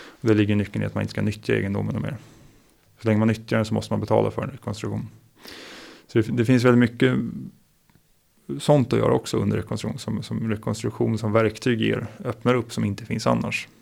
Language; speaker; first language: Swedish; native; Swedish